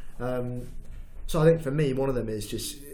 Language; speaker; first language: English; native; English